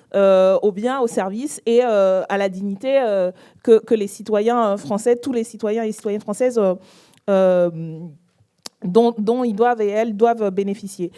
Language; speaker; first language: French; native; French